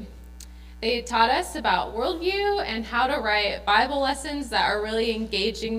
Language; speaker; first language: English; native; English